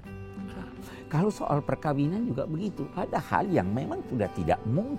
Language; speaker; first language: Indonesian; native; Indonesian